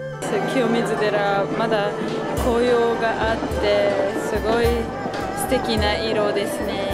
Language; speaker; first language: Japanese; non-native, fluent; Uzbek